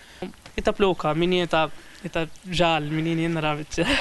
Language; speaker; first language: Russian; non-native, learner; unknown